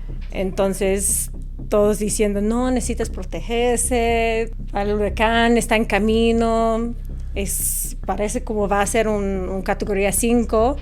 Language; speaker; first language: Spanish; non-native, fluent; English